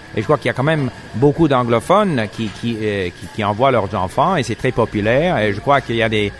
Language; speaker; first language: French; non-native, fluent; English